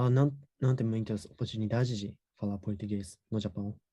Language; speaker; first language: Portuguese; non-native, learner; Japanese